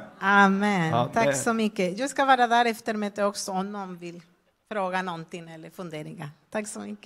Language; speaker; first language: Swedish; non-native, fluent; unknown